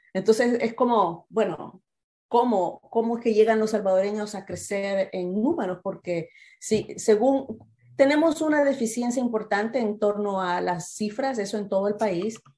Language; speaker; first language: Spanish; native; Spanish